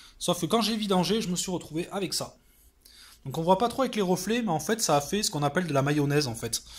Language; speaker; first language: French; native; French